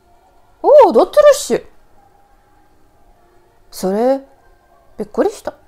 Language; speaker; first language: Japanese; non-native, learner; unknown